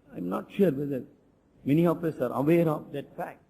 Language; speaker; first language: English; non-native, local second language; Tamil